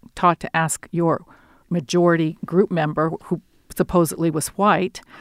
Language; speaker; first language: English; early bilingual, other home language; Spanish